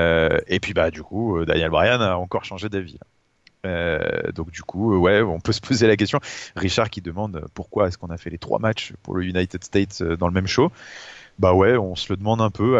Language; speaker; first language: French; native; French